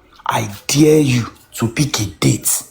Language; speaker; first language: English; non-native, local second language; Yoruba